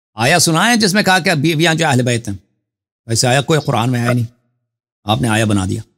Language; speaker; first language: Urdu; non-native, fluent; Persian